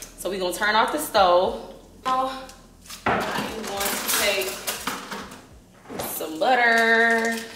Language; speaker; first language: English; native; English